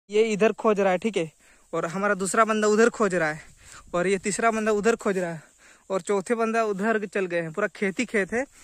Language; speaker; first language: Hindi; non-native, local second language; Santali